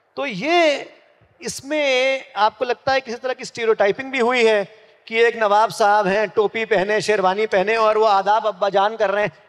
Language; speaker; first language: Hindi; native; Hindi